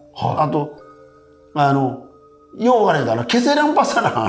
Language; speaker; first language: Japanese; native; Japanese